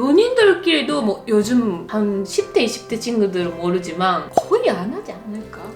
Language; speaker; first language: Korean; non-native, fluent; Japanese